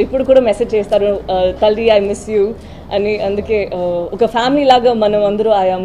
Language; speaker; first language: Telugu; non-native, learner; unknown